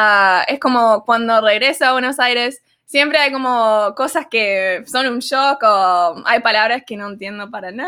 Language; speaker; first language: Spanish; early bilingual, other home language; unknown